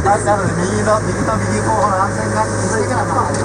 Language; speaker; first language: Japanese; native; Japanese